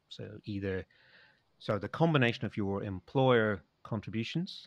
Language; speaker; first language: English; native; English